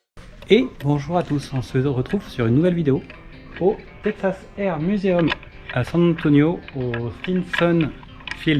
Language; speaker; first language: French; native; French